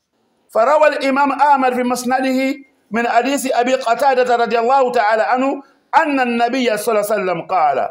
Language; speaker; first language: Arabic; non-native, fluent; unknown